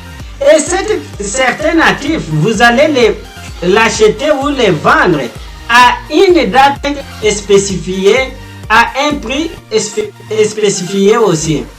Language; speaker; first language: French; non-native, fluent; Portuguese